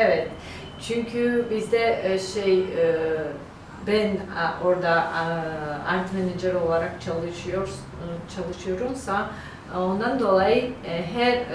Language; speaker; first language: Turkish; non-native, learner; Georgian